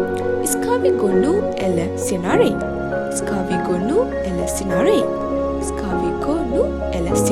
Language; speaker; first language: Swedish; non-native, learner; Sinhala